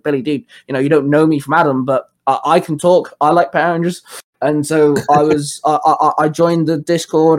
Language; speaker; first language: English; native; English